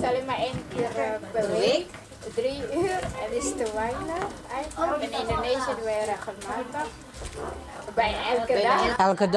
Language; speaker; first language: Dutch; non-native, learner; Indonesian